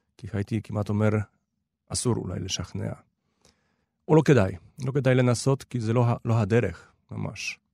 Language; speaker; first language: Hebrew; non-native, fluent; Polish